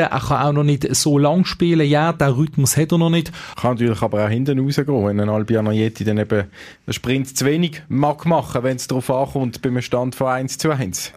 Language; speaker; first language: German; native; German